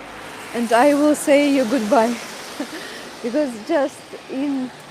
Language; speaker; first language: English; non-native, fluent; Russian